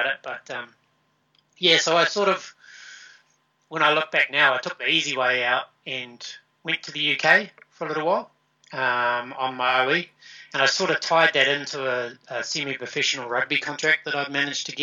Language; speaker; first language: English; native; English